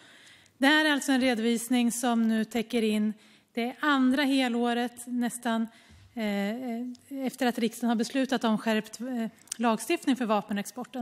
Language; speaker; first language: Swedish; native; Swedish